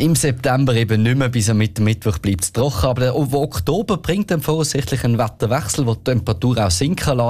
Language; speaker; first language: German; native; German